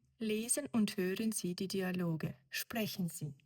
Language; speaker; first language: German; non-native, fluent; Ukrainian